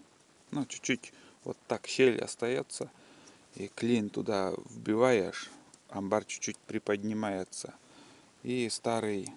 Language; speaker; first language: Russian; native; Russian